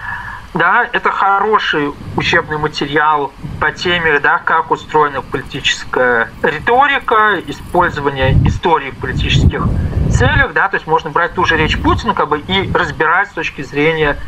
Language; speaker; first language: Russian; native; Russian